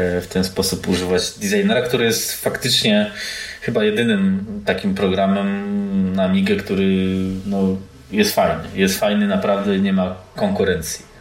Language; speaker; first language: Polish; native; Polish